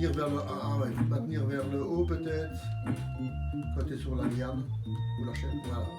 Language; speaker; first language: French; native; French